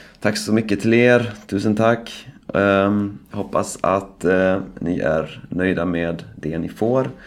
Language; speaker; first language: Swedish; native; Swedish